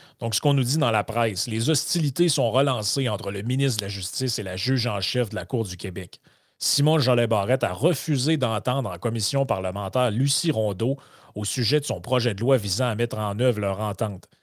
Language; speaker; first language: French; native; French